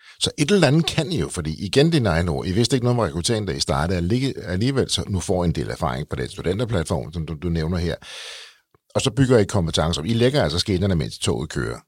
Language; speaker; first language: Danish; native; Danish